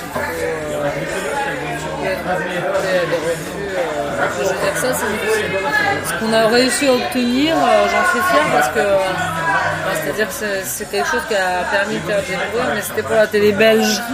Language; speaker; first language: French; native; French